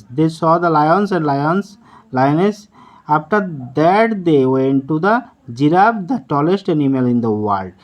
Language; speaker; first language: English; non-native, local second language; Bangla